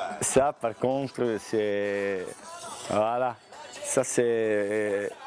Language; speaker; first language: French; non-native, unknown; Bosnian